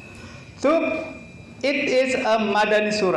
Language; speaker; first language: English; non-native, learner; Indonesian